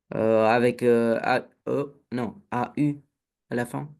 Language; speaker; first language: French; non-native, learner; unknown